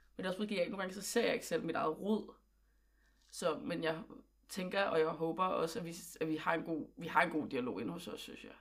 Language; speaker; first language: Danish; native; Danish